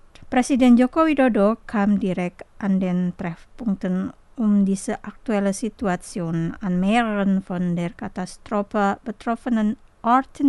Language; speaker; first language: German; non-native, fluent; Indonesian